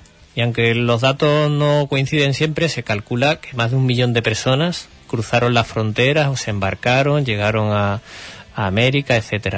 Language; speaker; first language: Spanish; native; Spanish